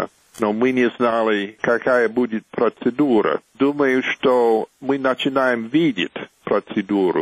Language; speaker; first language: Russian; non-native, fluent; English